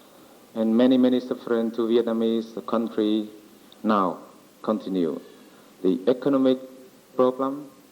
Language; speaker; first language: English; non-native, learner; Vietnamese